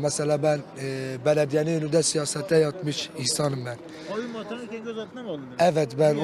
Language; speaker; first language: Turkish; non-native, local second language; Kurdish